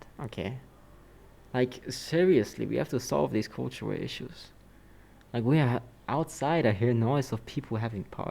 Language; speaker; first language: English; non-native, fluent; German